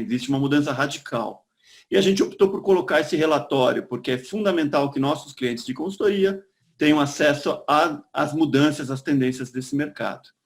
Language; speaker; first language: Portuguese; native; Portuguese